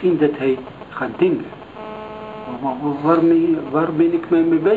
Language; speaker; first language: Dutch; non-native, learner; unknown